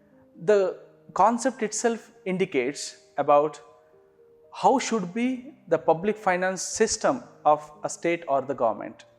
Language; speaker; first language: English; non-native, local second language; Kannada